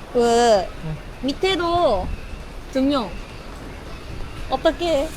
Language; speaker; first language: Korean; non-native, learner; Japanese